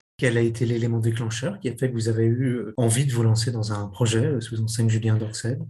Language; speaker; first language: French; native; French